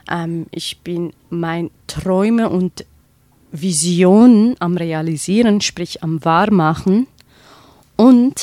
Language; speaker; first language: German; non-native, fluent; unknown